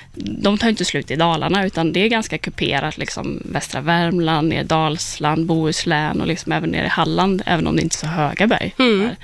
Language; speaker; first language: Swedish; native; Swedish